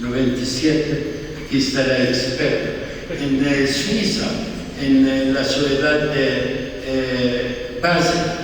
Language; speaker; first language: Spanish; non-native, fluent; Arabic